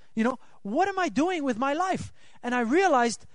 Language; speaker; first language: English; non-native, fluent; Swiss German